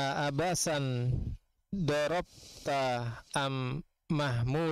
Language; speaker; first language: Arabic; non-native, learner; Indonesian